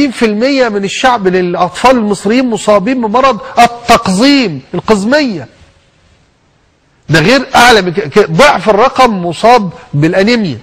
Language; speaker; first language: Arabic; native; Arabic